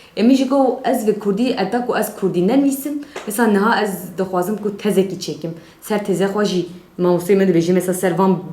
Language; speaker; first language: Kurdish; native; Kurdish